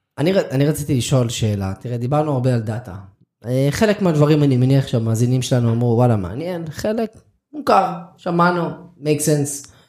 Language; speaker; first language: Hebrew; native; Hebrew